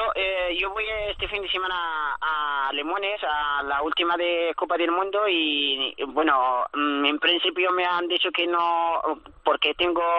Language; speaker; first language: Spanish; early bilingual, other home language; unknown